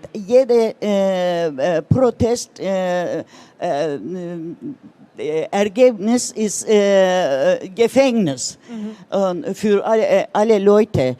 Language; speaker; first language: German; non-native, learner; Turkish